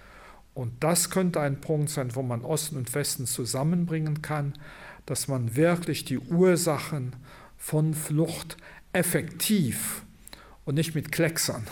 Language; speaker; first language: German; non-native, local second language; Luxembourgish